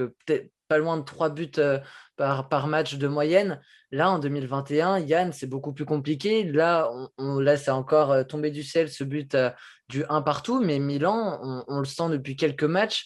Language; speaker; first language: French; native; French